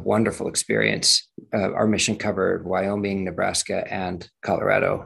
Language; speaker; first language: English; native; English